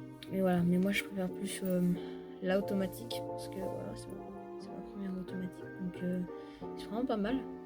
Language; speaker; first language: French; native; French